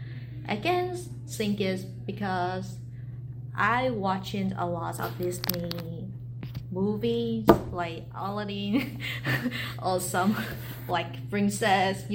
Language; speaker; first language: English; non-native, learner; Vietnamese